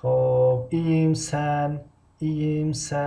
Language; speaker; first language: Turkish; non-native, fluent; Tajik